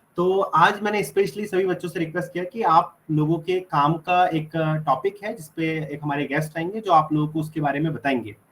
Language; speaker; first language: Hindi; native; Hindi